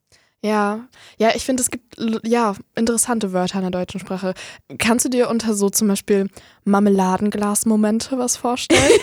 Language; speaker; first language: German; native; German